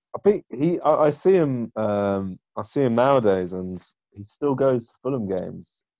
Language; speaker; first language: English; native; English